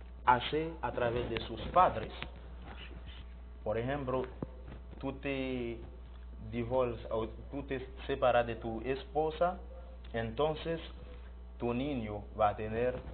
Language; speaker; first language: Spanish; non-native, learner; Haitian Creole